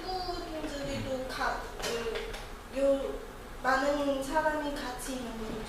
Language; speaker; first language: Korean; non-native, learner; Chinese